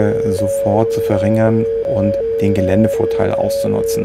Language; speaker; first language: German; native; German